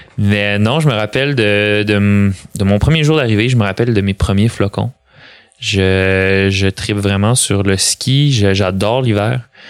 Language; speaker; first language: French; early bilingual, other home language; Arabic